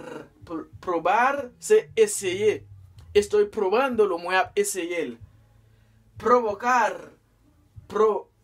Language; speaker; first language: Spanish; non-native, fluent; Haitian Creole